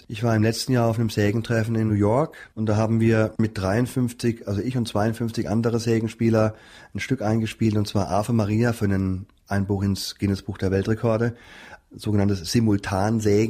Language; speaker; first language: German; native; German